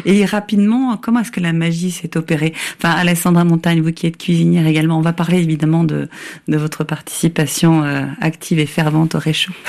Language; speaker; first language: French; native; French